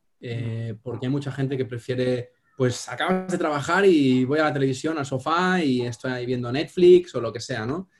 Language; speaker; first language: Spanish; non-native, local second language; Catalan